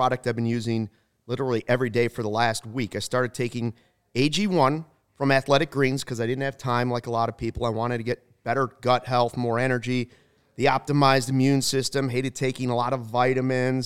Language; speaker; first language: English; native; English